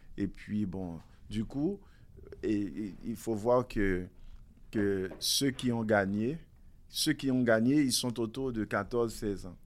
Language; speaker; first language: French; non-native, local second language; Haitian Creole